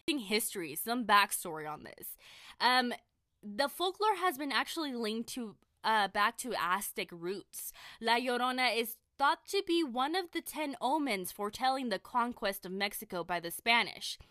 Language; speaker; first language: English; early bilingual, other home language; Spanish